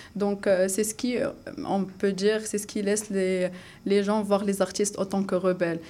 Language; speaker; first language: French; non-native, local second language; Arabic